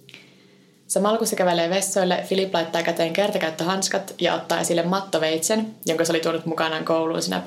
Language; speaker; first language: Finnish; native; Finnish